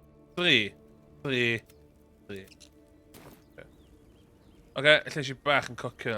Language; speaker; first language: Welsh; non-native, learner; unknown